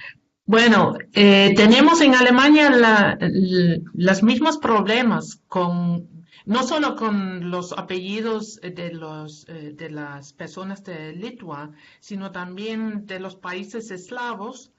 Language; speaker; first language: Spanish; non-native, fluent; German